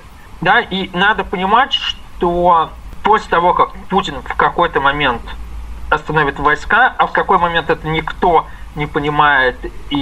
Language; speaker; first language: Russian; native; Russian